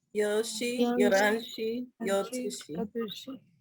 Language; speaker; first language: Korean; non-native, learner; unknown